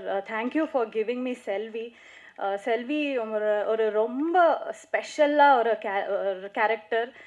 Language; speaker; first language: Tamil; non-native, learner; Kannada